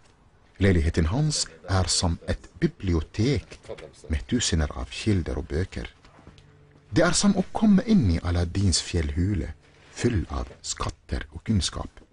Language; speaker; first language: Norwegian; non-native, fluent; Arabic